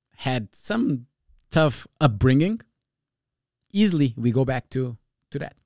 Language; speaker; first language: English; non-native, fluent; Portuguese